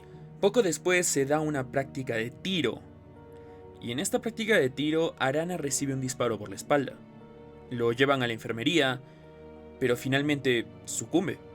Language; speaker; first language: Spanish; native; Spanish